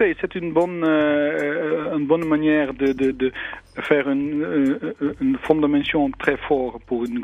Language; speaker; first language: French; non-native, learner; Dutch